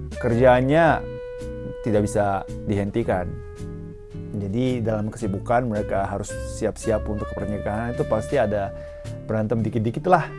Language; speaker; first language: Indonesian; non-native, fluent; Japanese